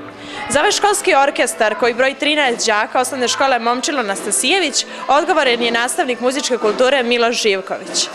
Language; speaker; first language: Bosnian; native; Bosnian